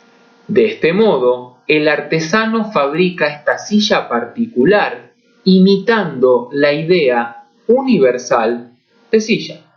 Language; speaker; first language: Spanish; native; Spanish